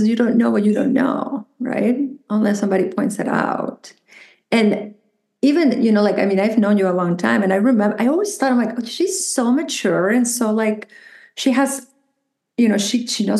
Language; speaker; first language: English; non-native, fluent; Spanish